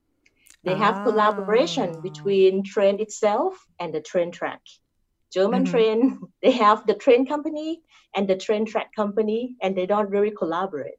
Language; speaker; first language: English; non-native, fluent; Thai